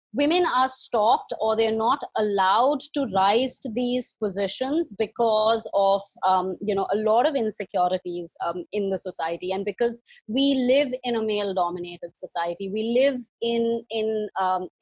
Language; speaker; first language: English; non-native, local second language; Hindi